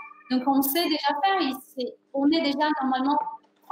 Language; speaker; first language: French; non-native, fluent; Portuguese